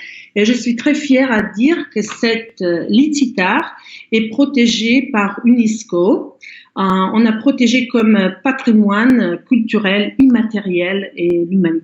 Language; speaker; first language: French; non-native, fluent; Croatian